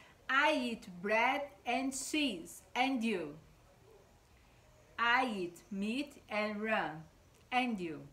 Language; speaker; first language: English; non-native, fluent; Portuguese